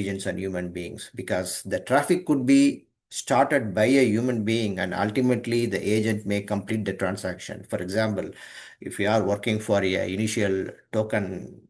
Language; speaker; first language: English; non-native, local second language; Tamil